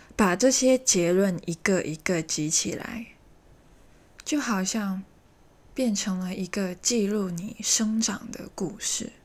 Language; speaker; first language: Chinese; native; Chinese